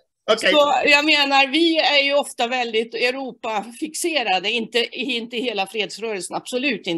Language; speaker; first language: Swedish; native; Swedish